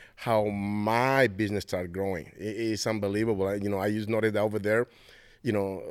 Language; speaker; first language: English; non-native, fluent; Spanish